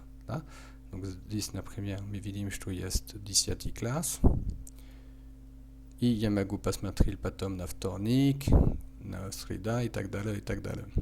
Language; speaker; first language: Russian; non-native, learner; French